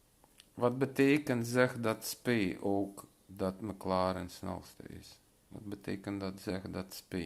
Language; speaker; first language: Dutch; non-native, local second language; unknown